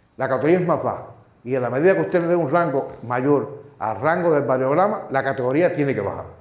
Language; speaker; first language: Spanish; native; Spanish